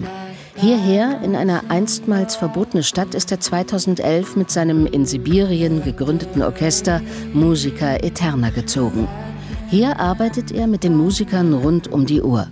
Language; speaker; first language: German; native; German